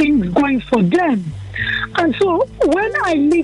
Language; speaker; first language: English; non-native, local second language; Yoruba